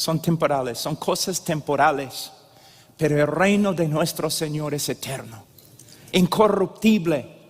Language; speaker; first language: Spanish; non-native, fluent; English